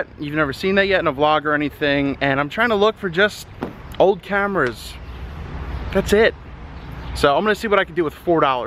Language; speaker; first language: English; native; English